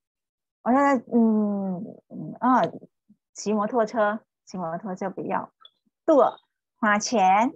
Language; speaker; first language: Chinese; non-native, fluent; Vietnamese